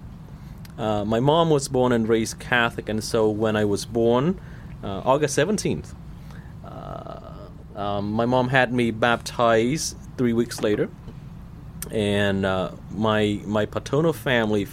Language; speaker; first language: English; non-native, fluent; Vietnamese